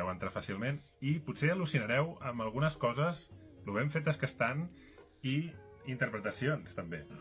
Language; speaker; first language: Catalan; native; Catalan